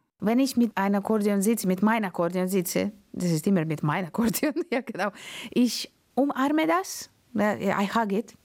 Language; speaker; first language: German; non-native, learner; Russian